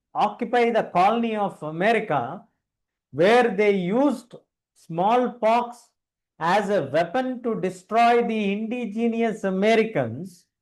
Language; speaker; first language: English; non-native, local second language; Telugu